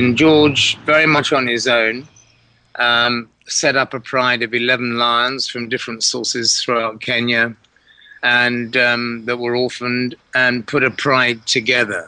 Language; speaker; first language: English; native; English